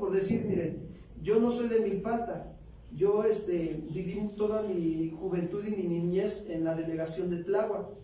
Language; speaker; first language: Spanish; native; Spanish